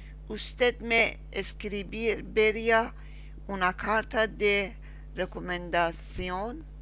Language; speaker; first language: English; non-native, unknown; Persian